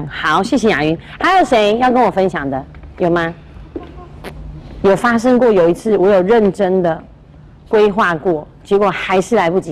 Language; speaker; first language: Chinese; native; Chinese